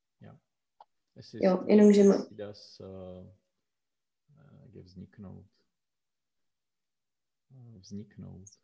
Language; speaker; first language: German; non-native, learner; Czech